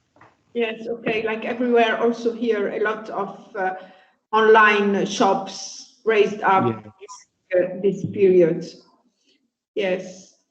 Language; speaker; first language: English; non-native, fluent; Italian